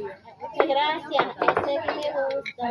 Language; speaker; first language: Spanish; non-native, learner; Filipino